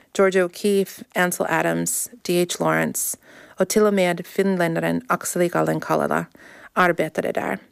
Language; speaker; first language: Swedish; non-native, fluent; English